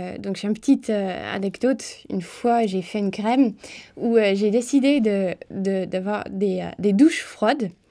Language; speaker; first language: French; non-native, fluent; English